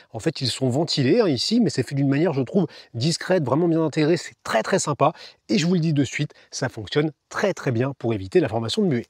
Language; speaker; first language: French; native; French